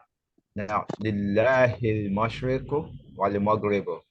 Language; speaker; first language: Arabic; non-native, learner; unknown